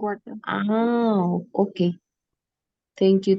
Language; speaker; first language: English; non-native, learner; Spanish